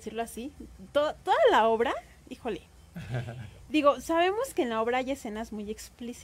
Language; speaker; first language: Spanish; native; Spanish